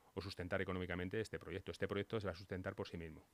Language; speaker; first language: Spanish; native; Spanish